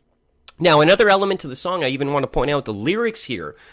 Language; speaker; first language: English; native; English